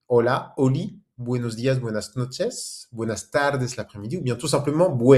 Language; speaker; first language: Spanish; non-native, fluent; French